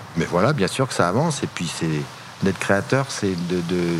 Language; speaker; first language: French; native; French